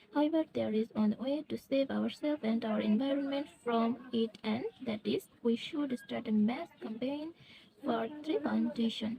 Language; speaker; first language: English; non-native, local second language; Bangla